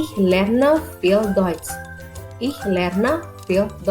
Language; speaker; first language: German; non-native, fluent; Indonesian